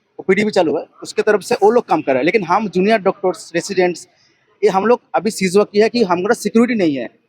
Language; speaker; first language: Hindi; non-native, local second language; Bangla